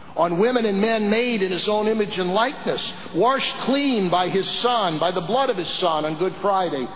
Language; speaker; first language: English; native; English